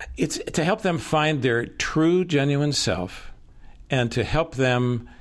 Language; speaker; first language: English; native; English